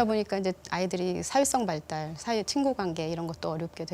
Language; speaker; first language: Korean; native; Korean